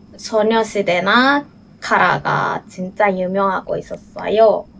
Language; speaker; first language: Korean; non-native, learner; Japanese